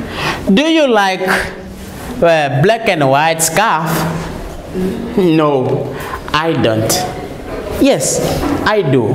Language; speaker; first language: English; non-native, learner; Portuguese